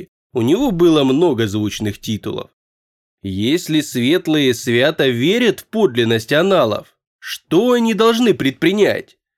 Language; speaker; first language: Russian; native; Russian